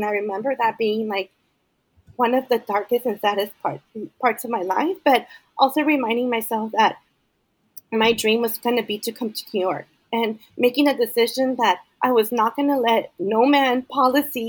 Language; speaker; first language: English; early bilingual, other home language; Spanish